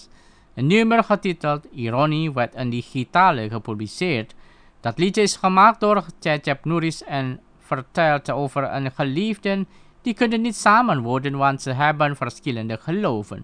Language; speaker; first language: Dutch; non-native, fluent; Indonesian